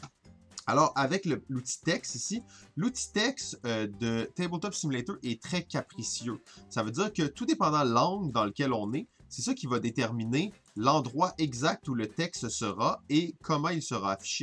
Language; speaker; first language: French; native; French